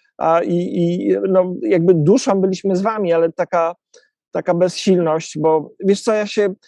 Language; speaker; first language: Polish; native; Polish